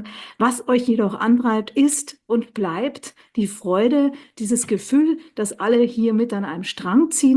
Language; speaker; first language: German; native; German